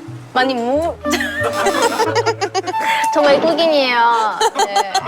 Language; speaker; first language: Korean; non-native, fluent; Chinese